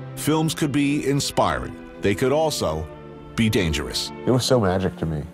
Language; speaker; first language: English; native; English